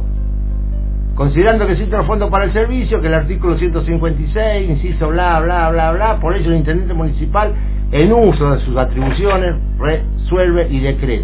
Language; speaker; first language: Spanish; native; Spanish